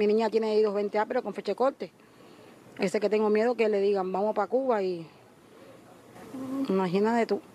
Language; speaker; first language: Spanish; native; Spanish